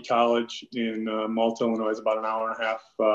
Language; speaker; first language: English; native; English